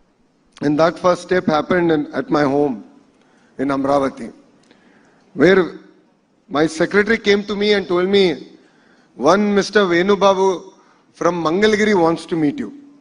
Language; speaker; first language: English; non-native, local second language; Telugu